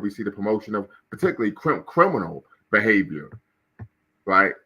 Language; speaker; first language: English; native; English